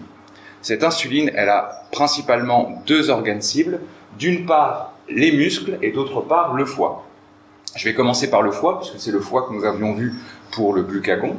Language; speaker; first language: French; native; French